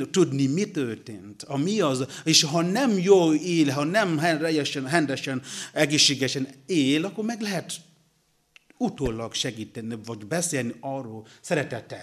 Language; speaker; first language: Hungarian; non-native, learner; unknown